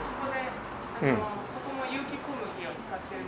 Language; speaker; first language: Japanese; native; Japanese